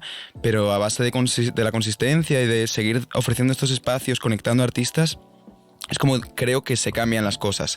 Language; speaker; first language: Spanish; native; Spanish